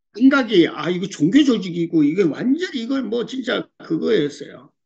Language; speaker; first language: Korean; early bilingual, heritage; Korean